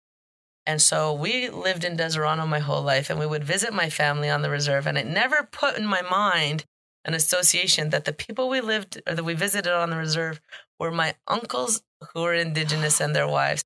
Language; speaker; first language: English; native; English